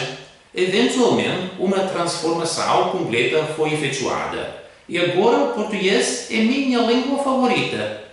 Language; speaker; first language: Portuguese; non-native, fluent; Greek